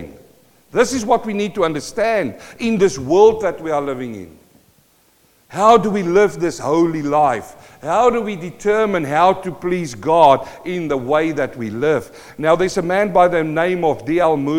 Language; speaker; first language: English; non-native, local second language; Afrikaans